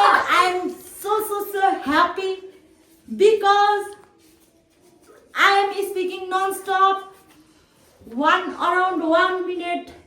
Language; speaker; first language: English; non-native, learner; Nepali